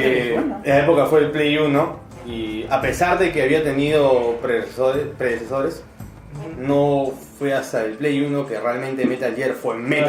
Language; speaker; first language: Spanish; native; Spanish